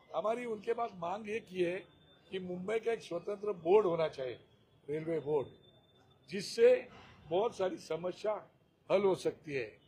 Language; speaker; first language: Hindi; non-native, local second language; Marathi